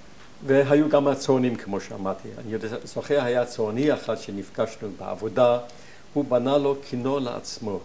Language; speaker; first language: Hebrew; non-native, fluent; German